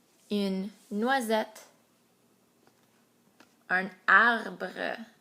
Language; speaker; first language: French; non-native, fluent; English